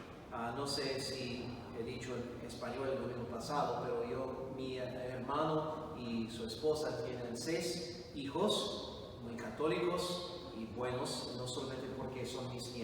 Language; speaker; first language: Spanish; non-native, fluent; English